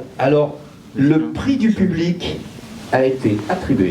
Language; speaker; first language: French; native; French